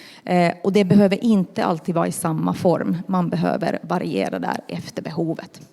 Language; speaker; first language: Swedish; non-native, local second language; Finnish